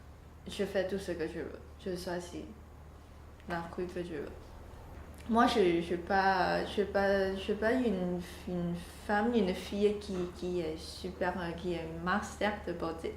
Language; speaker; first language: French; non-native, learner; Chinese